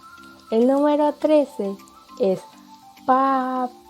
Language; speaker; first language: Spanish; non-native, local second language; Guarani